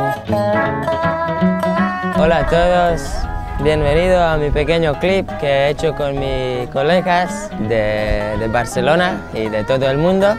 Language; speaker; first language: Spanish; non-native, learner; Latvian